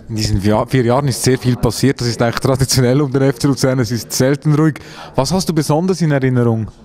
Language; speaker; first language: German; native; German